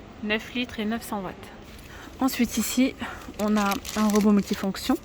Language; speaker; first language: French; native; French